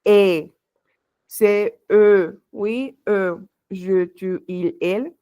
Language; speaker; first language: French; non-native, fluent; Spanish